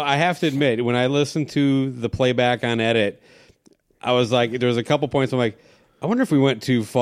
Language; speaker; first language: English; native; English